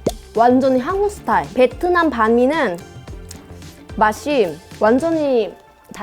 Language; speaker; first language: Korean; non-native, fluent; Vietnamese